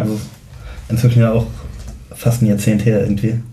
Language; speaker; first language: German; native; German